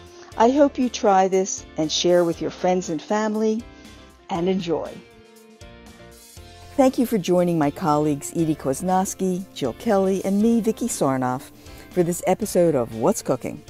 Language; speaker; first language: English; native; English